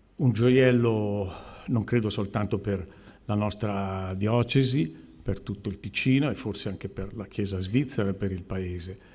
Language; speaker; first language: Italian; native; Italian